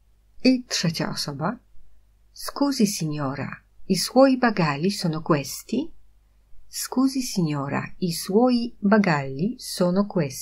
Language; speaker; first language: Italian; non-native, fluent; Polish